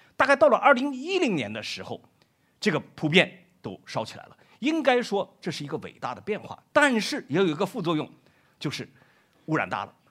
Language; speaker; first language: Chinese; native; Chinese